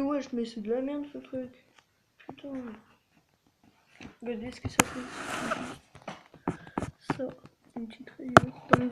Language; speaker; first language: French; native; French